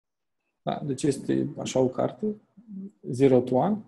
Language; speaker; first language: Romanian; native; Romanian